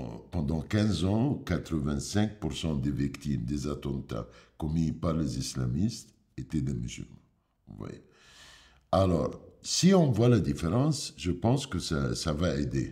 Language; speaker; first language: French; non-native, fluent; Arabic